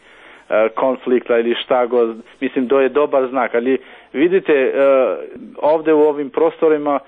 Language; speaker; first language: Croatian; non-native, local second language; Albanian